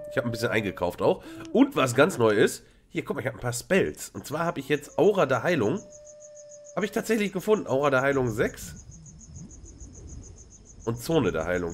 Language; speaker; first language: German; native; German